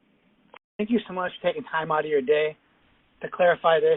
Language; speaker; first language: English; native; English